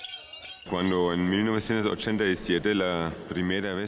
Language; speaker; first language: Spanish; native; Spanish